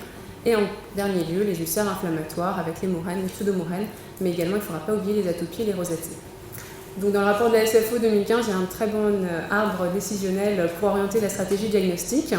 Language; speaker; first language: French; native; French